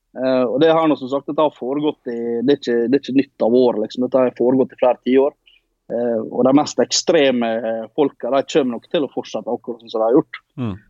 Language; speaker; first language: Norwegian; native; Norwegian